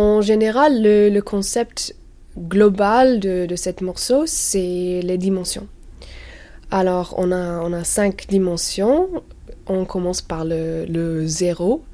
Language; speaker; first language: French; non-native, learner; English